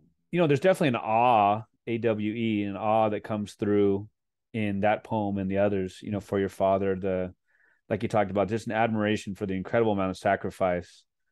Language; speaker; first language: English; native; English